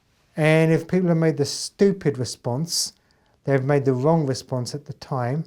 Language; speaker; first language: English; native; English